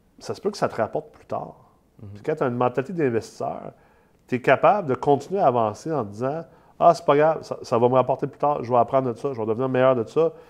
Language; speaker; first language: French; native; French